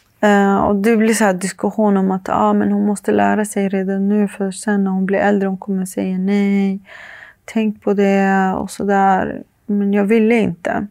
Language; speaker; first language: Swedish; early bilingual, other home language; Arabic